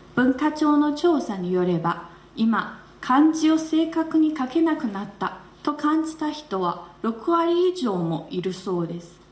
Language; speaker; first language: Japanese; non-native, fluent; Chinese